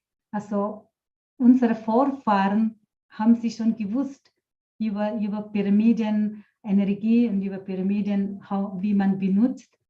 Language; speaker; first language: German; non-native, fluent; Telugu